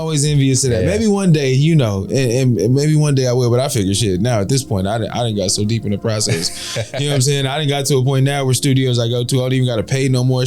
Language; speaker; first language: English; native; English